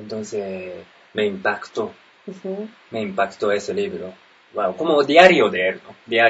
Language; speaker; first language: Spanish; non-native, learner; Japanese